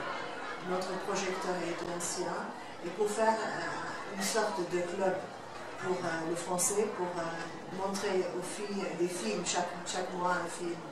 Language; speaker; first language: French; non-native, fluent; Arabic